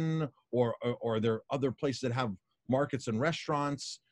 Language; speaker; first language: English; native; English